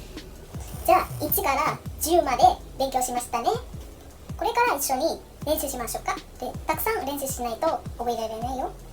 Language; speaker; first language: Japanese; non-native, fluent; Vietnamese